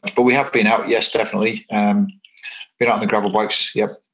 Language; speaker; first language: English; native; English